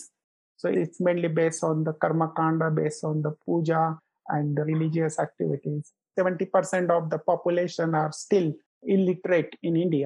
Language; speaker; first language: English; non-native, local second language; Marathi